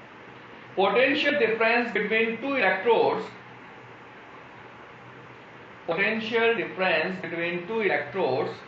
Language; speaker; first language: English; non-native, local second language; Hindi